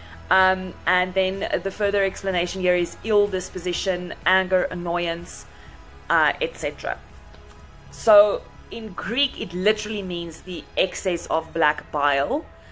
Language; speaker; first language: English; non-native, local second language; Afrikaans